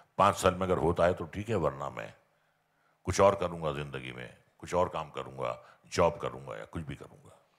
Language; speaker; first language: Hindi; native; Hindi